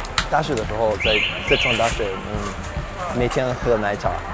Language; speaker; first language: Chinese; non-native, fluent; English